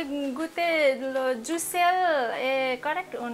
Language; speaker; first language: French; non-native, learner; Nepali